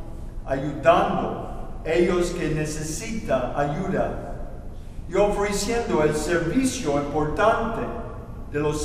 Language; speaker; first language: Spanish; non-native, learner; English